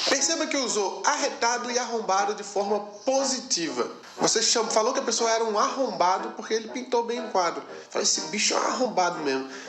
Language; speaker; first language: Portuguese; native; Portuguese